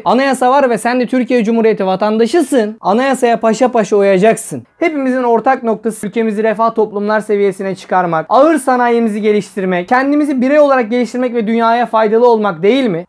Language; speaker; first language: Turkish; native; Turkish